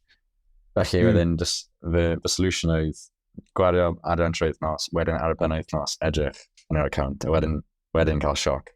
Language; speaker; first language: Welsh; non-native, local second language; English